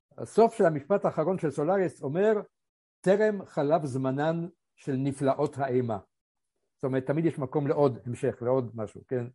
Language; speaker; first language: Hebrew; early bilingual, other home language; Polish